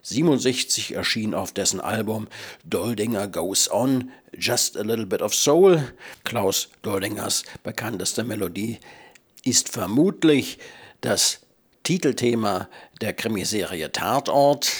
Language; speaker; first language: German; native; German